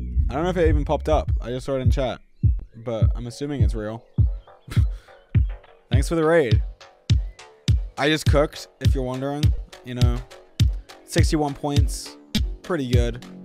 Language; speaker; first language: English; native; English